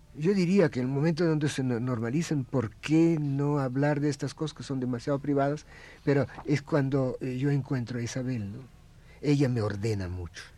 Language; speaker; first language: Spanish; non-native, fluent; Russian